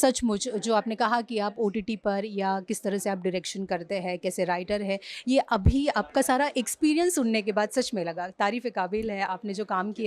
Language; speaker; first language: Hindi; native; Hindi